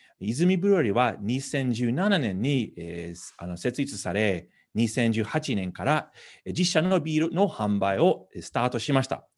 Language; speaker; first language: Japanese; non-native, fluent; English